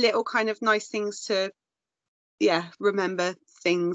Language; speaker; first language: English; native; English